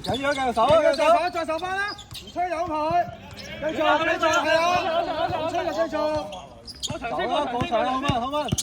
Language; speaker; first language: Chinese; native; Chinese